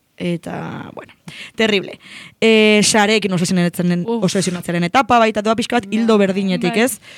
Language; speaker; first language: Basque; non-native, local second language; Spanish